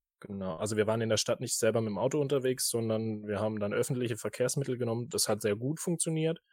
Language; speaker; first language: German; native; German